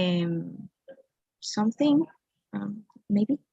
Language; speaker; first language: English; non-native, learner; Spanish